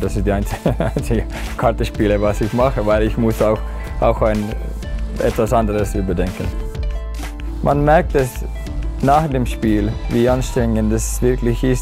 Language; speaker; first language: German; non-native, fluent; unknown